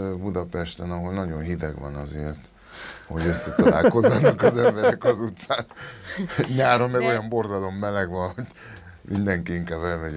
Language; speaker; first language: Hungarian; non-native, local second language; Spanish